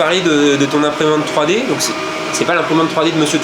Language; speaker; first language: French; native; French